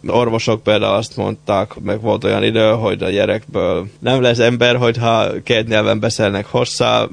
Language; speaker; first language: Hungarian; non-native, fluent; Finnish